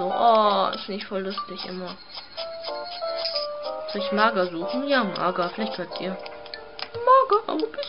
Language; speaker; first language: German; native; German